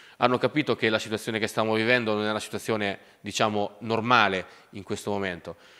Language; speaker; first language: Italian; native; Italian